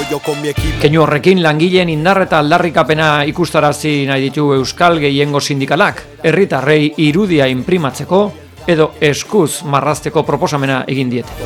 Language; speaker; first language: Basque; native; Basque